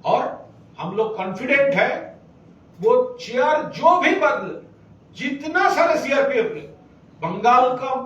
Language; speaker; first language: Hindi; non-native, local second language; Bangla